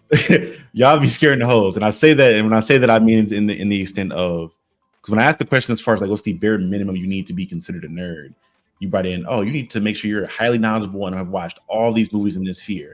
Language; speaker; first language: English; native; English